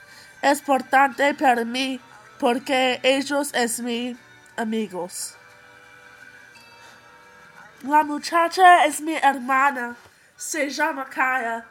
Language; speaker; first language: Spanish; non-native, learner; English